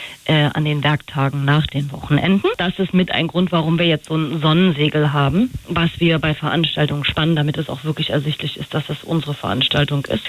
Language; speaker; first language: German; native; German